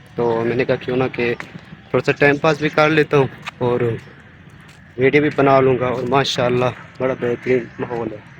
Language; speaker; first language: Urdu; non-native, local second language; Saraiki